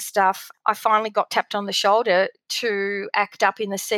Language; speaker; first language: English; early bilingual, other home language; Greek